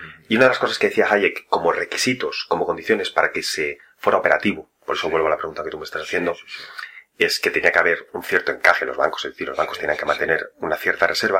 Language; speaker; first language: Spanish; native; Spanish